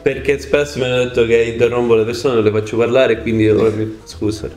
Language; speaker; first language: Italian; native; Italian